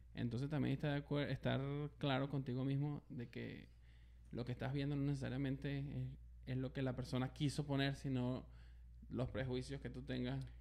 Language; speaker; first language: Spanish; native; Spanish